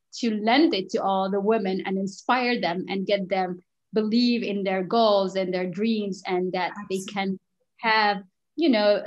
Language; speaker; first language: English; non-native, fluent; Arabic